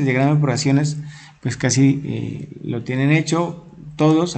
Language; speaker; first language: Spanish; native; Spanish